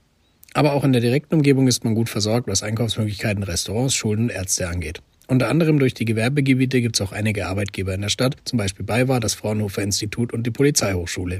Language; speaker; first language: German; native; German